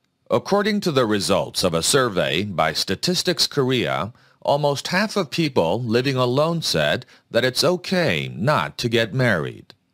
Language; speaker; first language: English; non-native, fluent; Korean